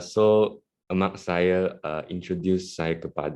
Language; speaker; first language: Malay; non-native, local second language; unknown